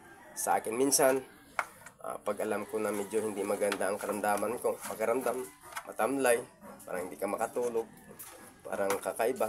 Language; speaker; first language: Filipino; native; Filipino